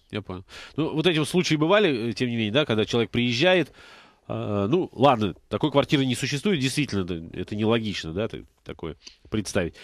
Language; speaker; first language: Russian; native; Russian